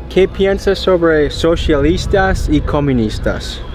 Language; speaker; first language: Spanish; non-native, learner; English